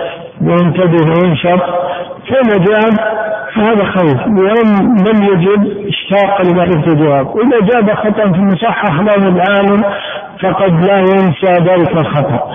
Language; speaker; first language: Arabic; native; Arabic